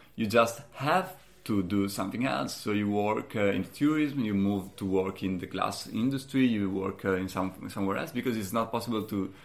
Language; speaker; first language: English; non-native, fluent; Italian